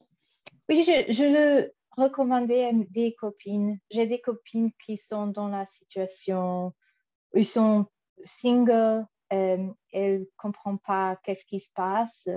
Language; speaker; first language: French; non-native, fluent; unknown